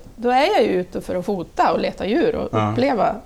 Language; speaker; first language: Swedish; native; Swedish